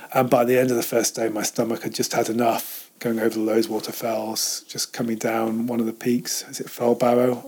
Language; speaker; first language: English; native; English